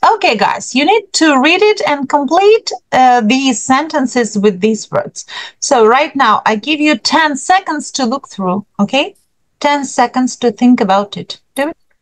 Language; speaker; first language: English; non-native, fluent; Ukrainian